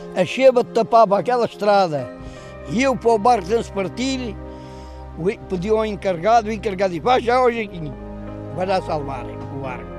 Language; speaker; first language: Portuguese; native; Portuguese